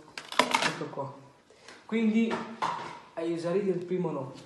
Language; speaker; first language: Italian; native; Italian